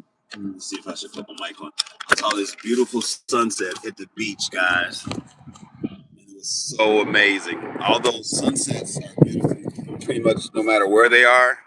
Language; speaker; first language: English; native; English